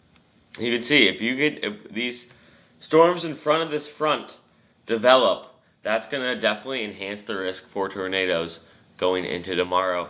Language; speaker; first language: English; native; English